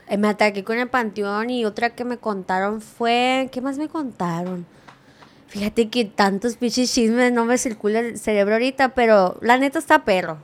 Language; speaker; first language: Spanish; early bilingual, heritage; Spanish